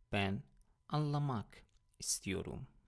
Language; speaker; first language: Turkish; non-native, fluent; Persian